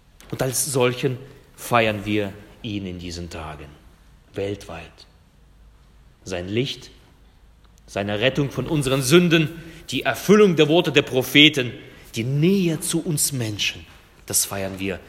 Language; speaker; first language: German; non-native, fluent; Russian